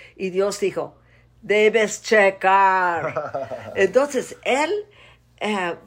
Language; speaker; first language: Spanish; non-native, fluent; English